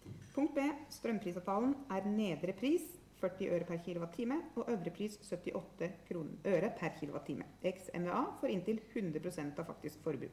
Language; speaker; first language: Norwegian; native; Norwegian